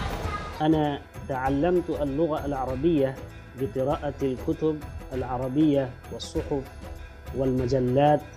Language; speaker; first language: Arabic; non-native, fluent; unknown